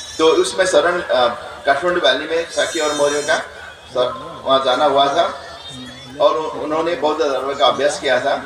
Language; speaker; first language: Hindi; non-native, fluent; Newari